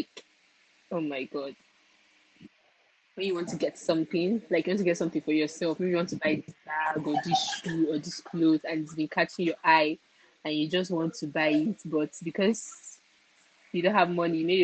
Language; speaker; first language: English; non-native, local second language; Igbo